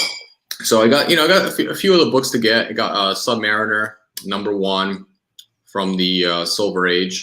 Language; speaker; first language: English; native; English